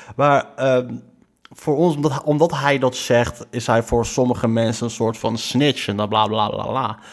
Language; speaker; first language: Dutch; early bilingual, other home language; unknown